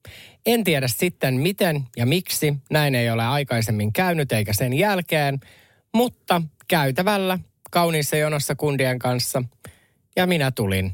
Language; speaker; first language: Finnish; native; Finnish